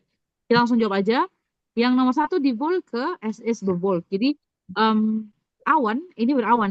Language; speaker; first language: Indonesian; native; Indonesian